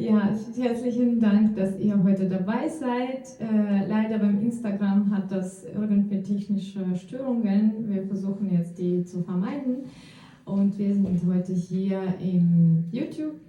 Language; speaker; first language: German; non-native, fluent; Russian